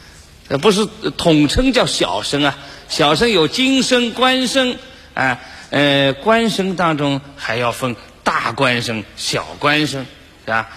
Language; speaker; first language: Chinese; native; Chinese